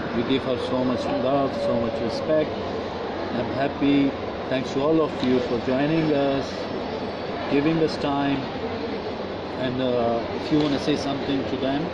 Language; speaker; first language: English; non-native, fluent; Pashto